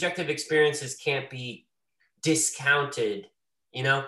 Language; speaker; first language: English; native; English